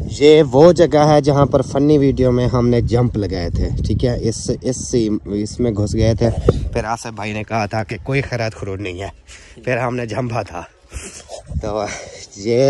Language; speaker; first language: Urdu; non-native, local second language; Saraiki